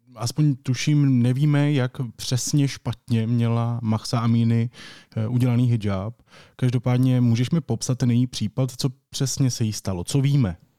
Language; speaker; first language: Czech; native; Czech